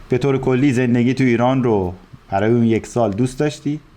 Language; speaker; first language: Persian; native; Persian